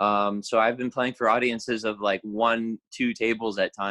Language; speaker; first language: English; native; English